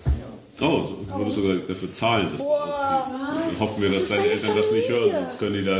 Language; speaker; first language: German; native; German